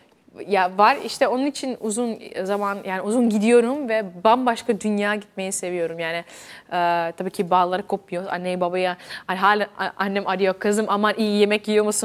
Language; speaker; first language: Turkish; early bilingual, heritage; Dutch